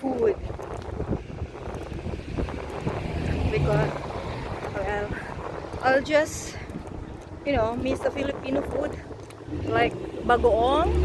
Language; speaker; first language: English; non-native, local second language; Filipino